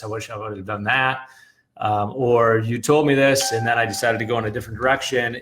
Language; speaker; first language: English; native; English